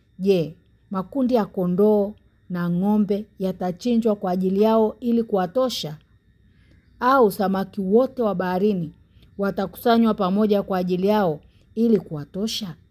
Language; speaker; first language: Swahili; native; Swahili